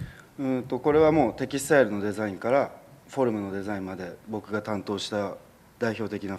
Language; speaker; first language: Japanese; native; Japanese